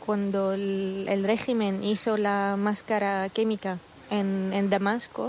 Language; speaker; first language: Spanish; non-native, fluent; Arabic